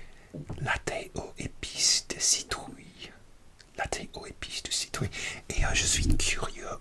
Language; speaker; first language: French; non-native, learner; English